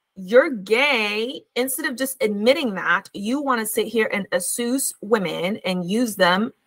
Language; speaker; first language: English; native; English